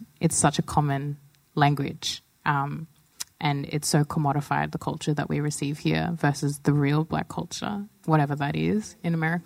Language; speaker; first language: English; native; English